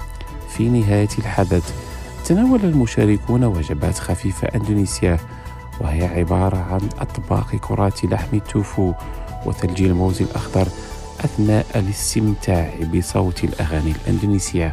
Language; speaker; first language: Arabic; non-native, fluent; Indonesian